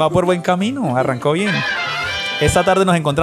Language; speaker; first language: Spanish; native; Spanish